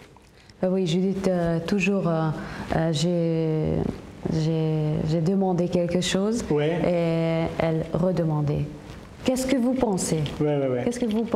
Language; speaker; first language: French; non-native, fluent; Hungarian